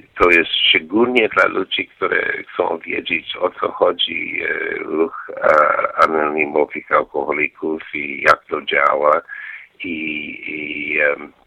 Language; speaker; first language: Polish; non-native, learner; English